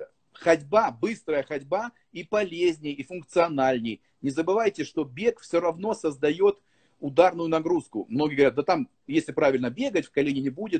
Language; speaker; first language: Russian; native; Russian